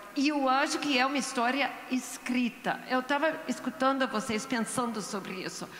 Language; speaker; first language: Portuguese; non-native, fluent; English